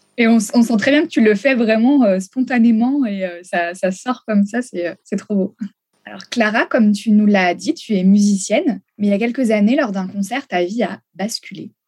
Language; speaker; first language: French; native; French